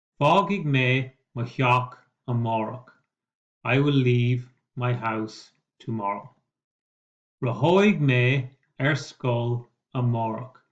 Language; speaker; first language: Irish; non-native, local second language; English